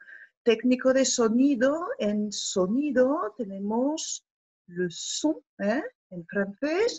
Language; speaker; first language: Spanish; non-native, fluent; French